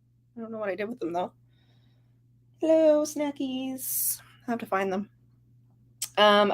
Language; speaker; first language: English; native; English